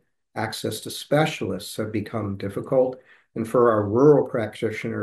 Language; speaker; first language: English; native; English